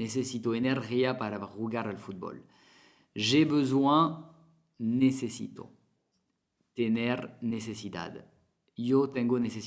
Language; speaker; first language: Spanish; non-native, fluent; French